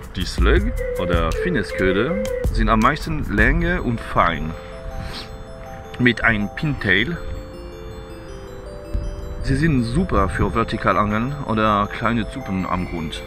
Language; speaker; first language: German; non-native, learner; French